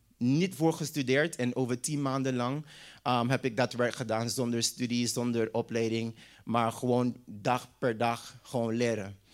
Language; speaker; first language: Dutch; non-native, local second language; English